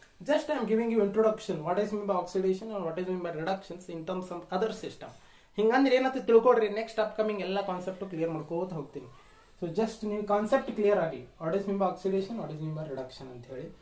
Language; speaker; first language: English; non-native, local second language; Kannada